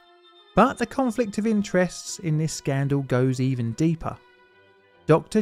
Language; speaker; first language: English; native; English